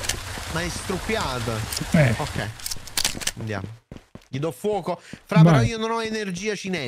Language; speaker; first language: Italian; native; Italian